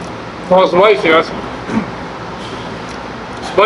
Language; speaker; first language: Arabic; native; Arabic